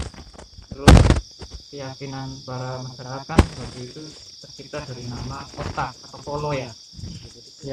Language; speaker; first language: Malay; non-native, local second language; Javanese